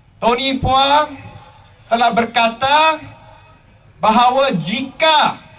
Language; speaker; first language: Malay; non-native, local second language; Chinese